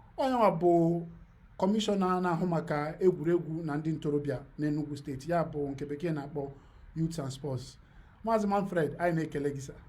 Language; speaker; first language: Igbo; native; Igbo